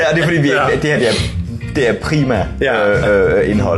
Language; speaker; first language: Danish; native; Danish